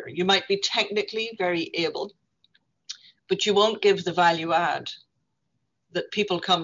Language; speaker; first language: English; native; English